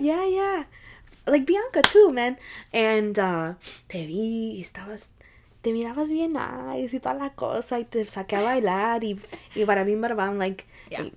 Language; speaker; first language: Spanish; early bilingual, heritage; Spanish